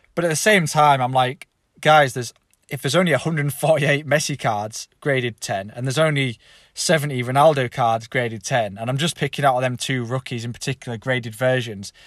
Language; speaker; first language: English; native; English